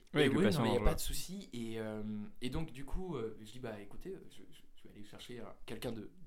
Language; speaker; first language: French; native; French